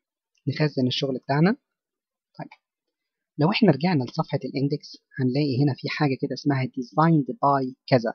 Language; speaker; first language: Arabic; native; Arabic